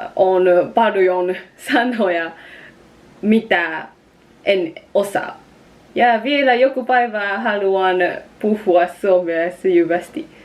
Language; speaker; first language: Japanese; native; Japanese